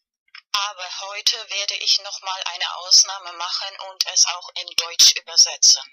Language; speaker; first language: German; non-native, fluent; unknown